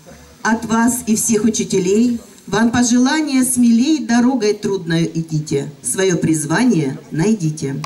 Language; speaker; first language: Russian; native; Russian